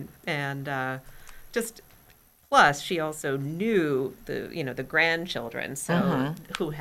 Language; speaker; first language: English; native; English